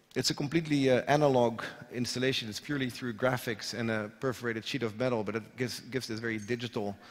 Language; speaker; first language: English; non-native, fluent; Dutch